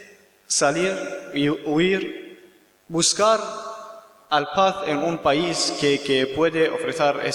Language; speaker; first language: Spanish; non-native, learner; Kurdish